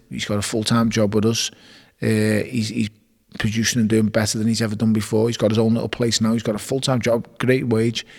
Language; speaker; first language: English; native; English